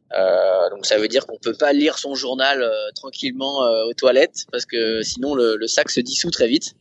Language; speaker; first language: French; native; French